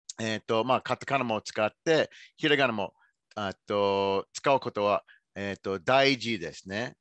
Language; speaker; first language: Japanese; non-native, fluent; English